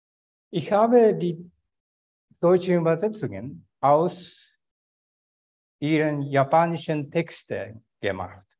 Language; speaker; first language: German; non-native, fluent; Japanese